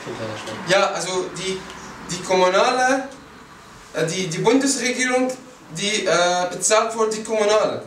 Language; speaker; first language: German; non-native, learner; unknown